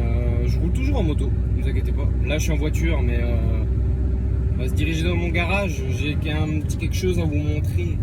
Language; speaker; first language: French; native; French